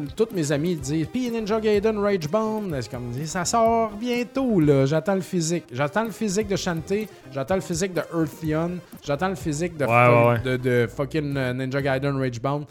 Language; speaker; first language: French; native; French